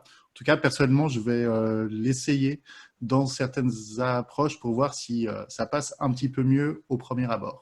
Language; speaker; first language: French; native; French